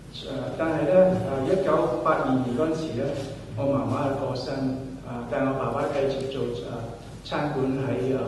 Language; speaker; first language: Cantonese; early bilingual, heritage; Cantonese